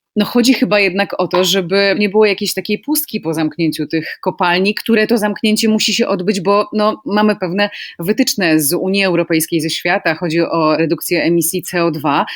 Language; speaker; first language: Polish; native; Polish